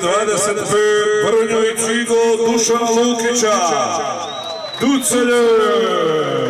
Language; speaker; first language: Serbian; native; Serbian